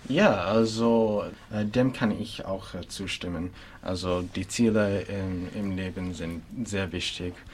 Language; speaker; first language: German; non-native, fluent; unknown